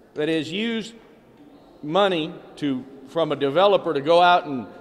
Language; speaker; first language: English; early bilingual, other home language; Spanish